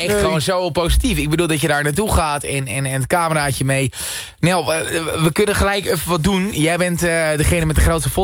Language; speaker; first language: Dutch; native; Dutch